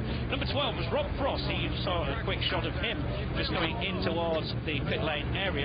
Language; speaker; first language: English; native; English